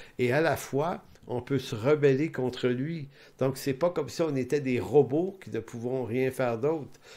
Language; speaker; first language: French; native; French